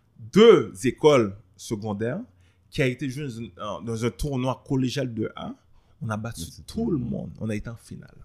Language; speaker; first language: French; early bilingual, other home language; Haitian Creole